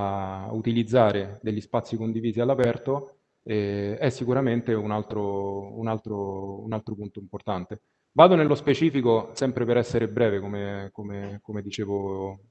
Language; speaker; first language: Italian; native; Italian